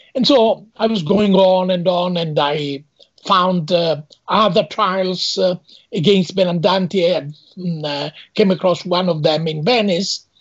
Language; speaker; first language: English; non-native, fluent; Italian